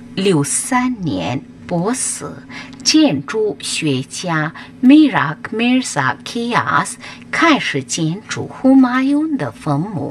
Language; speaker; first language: Chinese; non-native, fluent; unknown